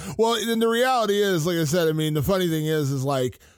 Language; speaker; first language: English; native; English